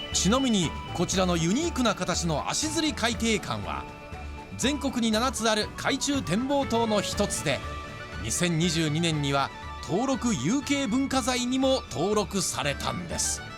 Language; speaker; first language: Japanese; native; Japanese